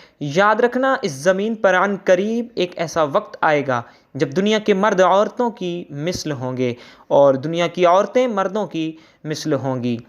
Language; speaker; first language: Urdu; native; Urdu